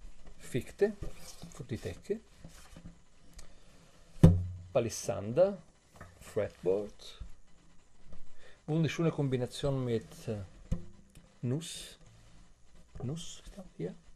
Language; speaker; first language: German; non-native, fluent; Italian